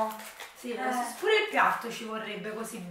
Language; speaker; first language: Italian; native; Italian